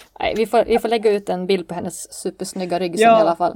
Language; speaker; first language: Swedish; native; Swedish